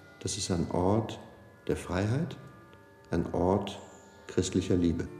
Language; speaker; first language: German; native; German